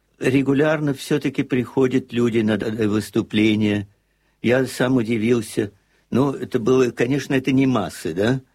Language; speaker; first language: Russian; native; Russian